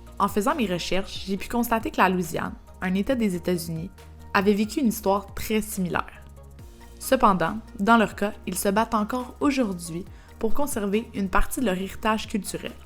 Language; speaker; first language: French; native; French